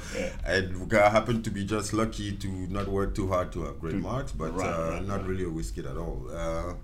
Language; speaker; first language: English; non-native, local second language; French